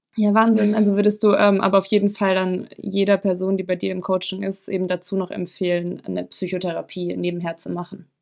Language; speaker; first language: German; native; German